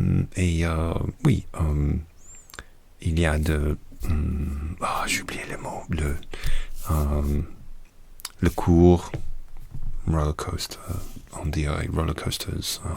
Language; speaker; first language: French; non-native, learner; English